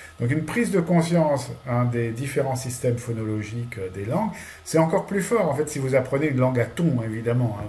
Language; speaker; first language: French; native; French